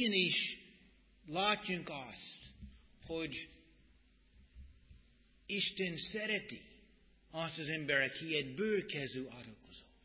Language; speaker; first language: Hungarian; non-native, fluent; English